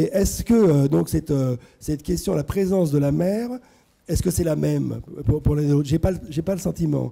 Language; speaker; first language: French; native; French